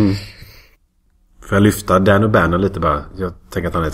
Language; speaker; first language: Swedish; native; Swedish